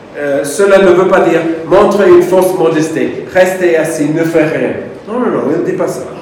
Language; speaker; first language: French; non-native, fluent; English